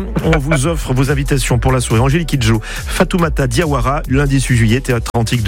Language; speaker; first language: French; native; French